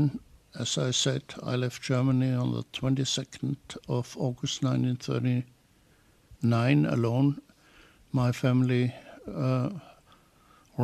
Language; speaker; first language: English; non-native, fluent; German